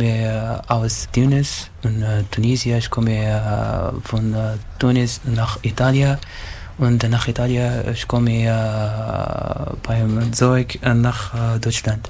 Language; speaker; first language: German; non-native, learner; Arabic